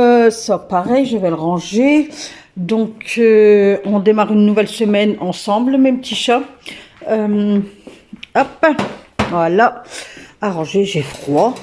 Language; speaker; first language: French; native; French